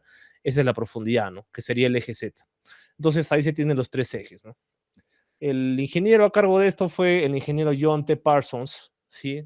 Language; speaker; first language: Spanish; native; Spanish